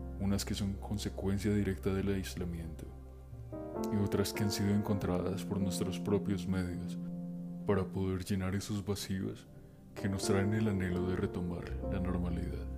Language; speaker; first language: Spanish; native; Spanish